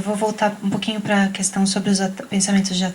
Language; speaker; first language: Portuguese; native; Portuguese